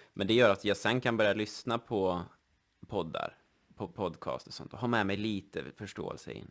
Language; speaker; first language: Swedish; native; Swedish